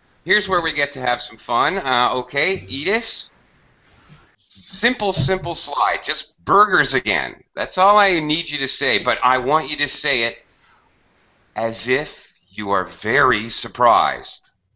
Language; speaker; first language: English; native; English